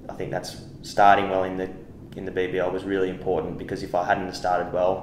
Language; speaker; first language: English; native; English